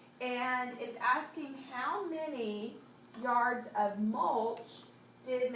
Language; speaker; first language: English; native; English